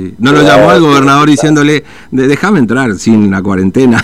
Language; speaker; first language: Spanish; native; Spanish